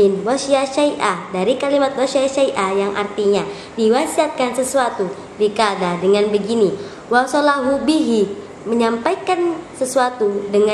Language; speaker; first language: Indonesian; native; Indonesian